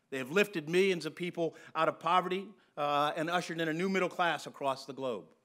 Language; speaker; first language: English; native; English